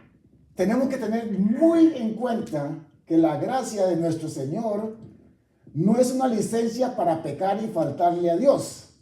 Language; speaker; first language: Spanish; native; Spanish